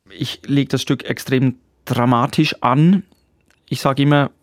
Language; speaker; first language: German; native; German